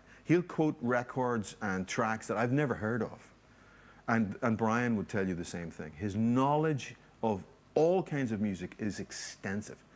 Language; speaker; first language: English; native; English